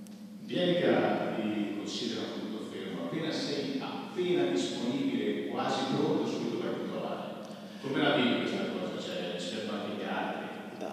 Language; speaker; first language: Italian; native; Italian